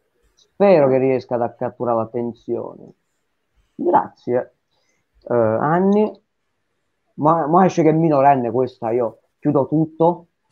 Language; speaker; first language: Italian; native; Italian